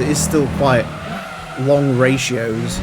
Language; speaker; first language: English; native; English